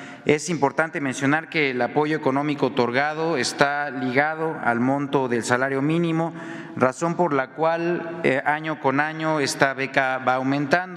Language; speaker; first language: Spanish; native; Spanish